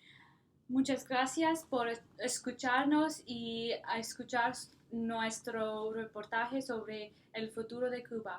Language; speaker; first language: Spanish; non-native, learner; English